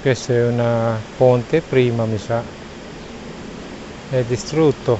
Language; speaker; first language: Italian; non-native, learner; Filipino